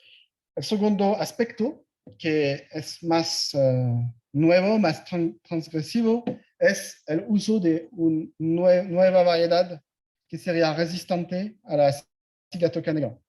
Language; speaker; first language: Spanish; non-native, fluent; French